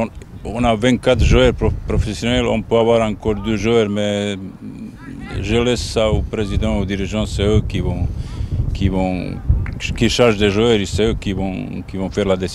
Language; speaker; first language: French; non-native, fluent; Bosnian